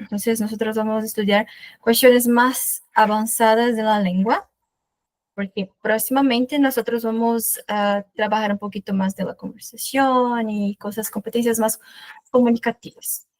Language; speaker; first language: Spanish; non-native, fluent; Portuguese